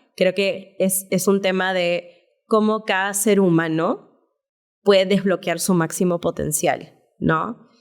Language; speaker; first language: Spanish; early bilingual, heritage; Spanish